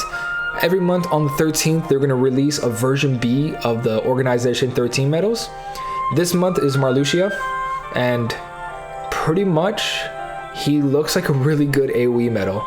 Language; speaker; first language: English; native; English